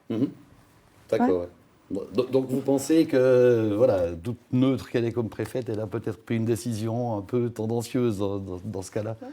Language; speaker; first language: French; native; French